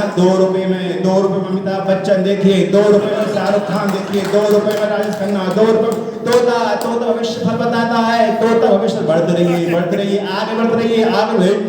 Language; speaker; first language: Hindi; native; Hindi